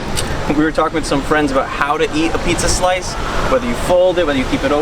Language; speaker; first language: English; native; English